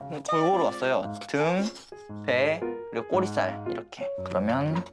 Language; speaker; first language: Korean; native; Korean